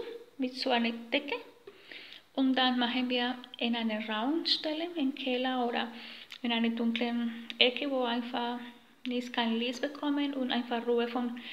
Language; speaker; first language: German; non-native, learner; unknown